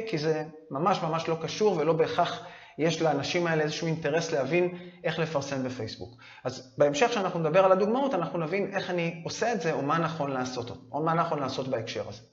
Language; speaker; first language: Hebrew; native; Hebrew